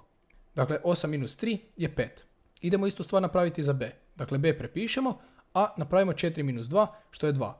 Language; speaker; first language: Croatian; native; Croatian